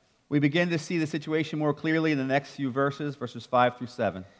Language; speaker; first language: English; native; English